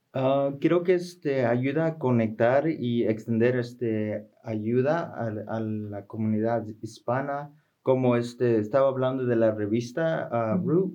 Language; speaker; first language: Spanish; early bilingual, heritage; Spanish